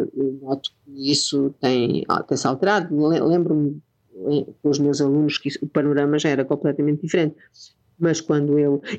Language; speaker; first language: Portuguese; native; Portuguese